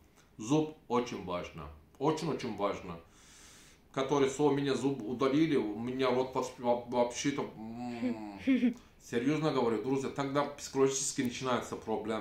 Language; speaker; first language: Russian; non-native, learner; Turkish